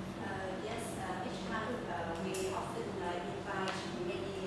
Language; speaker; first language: English; non-native, local second language; Vietnamese